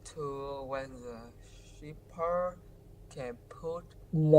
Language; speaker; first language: English; non-native, learner; Vietnamese